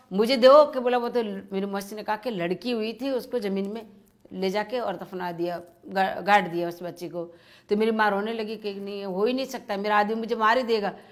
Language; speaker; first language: Hindi; native; Hindi